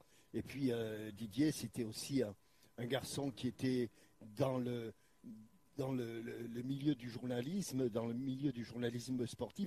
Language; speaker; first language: French; native; French